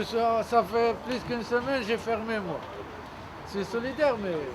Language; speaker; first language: French; native; French